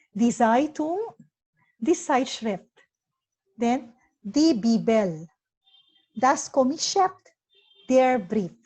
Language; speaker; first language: German; non-native, learner; Filipino